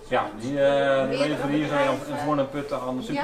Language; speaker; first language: Dutch; native; Dutch